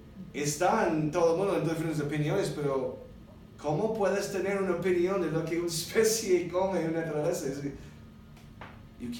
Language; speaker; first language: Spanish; non-native, learner; English